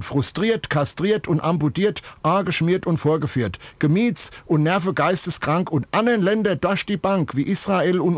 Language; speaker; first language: German; native; German